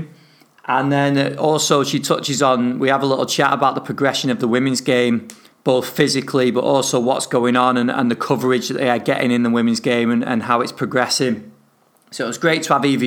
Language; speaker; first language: English; native; English